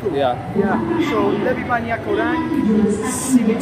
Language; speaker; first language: Indonesian; non-native, learner; English